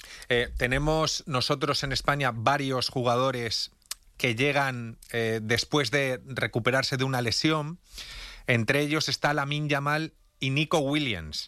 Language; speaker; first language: Spanish; native; Spanish